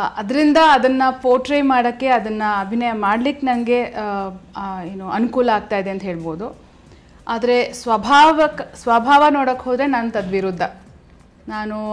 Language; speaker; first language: Kannada; non-native, local second language; Kodava